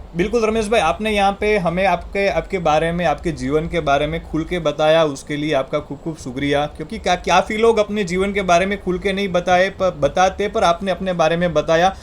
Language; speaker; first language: Hindi; non-native, local second language; Gujarati